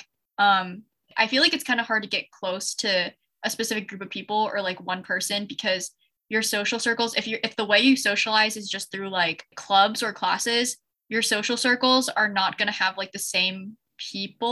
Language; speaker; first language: English; native; English